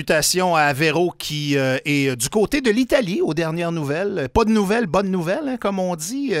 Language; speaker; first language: French; native; French